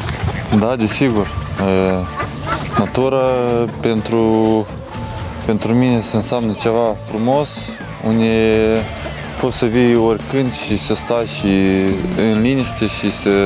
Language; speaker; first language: Romanian; non-native, local second language; Russian